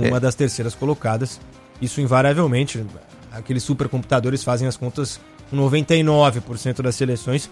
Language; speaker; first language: Portuguese; native; Portuguese